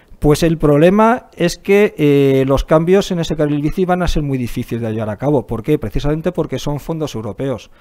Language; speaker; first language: Spanish; native; Spanish